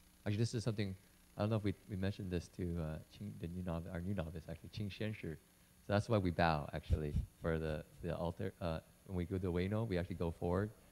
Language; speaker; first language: English; early bilingual, other home language; Chinese